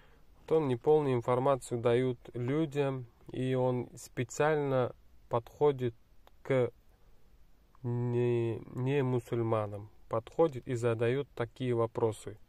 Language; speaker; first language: Russian; non-native, fluent; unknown